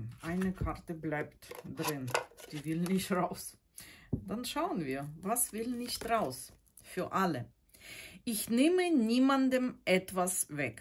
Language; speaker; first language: German; non-native, fluent; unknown